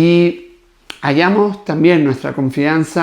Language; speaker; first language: Spanish; native; Spanish